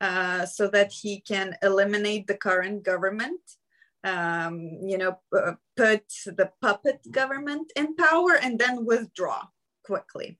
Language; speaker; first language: English; non-native, fluent; Ukrainian